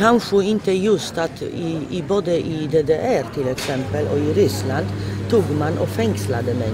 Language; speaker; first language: Swedish; non-native, fluent; Polish